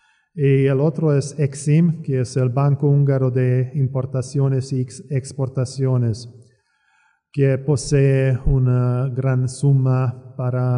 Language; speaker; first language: Spanish; non-native, fluent; Hungarian